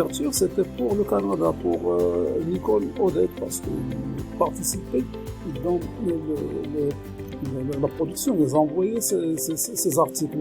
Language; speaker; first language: French; non-native, local second language; Arabic